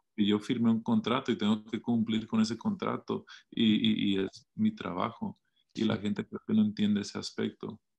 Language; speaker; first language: Spanish; early bilingual, heritage; Spanish